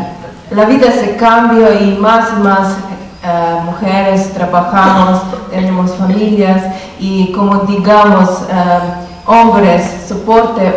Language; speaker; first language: Spanish; non-native, learner; Slovenian